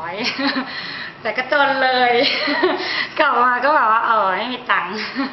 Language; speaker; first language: Thai; native; Thai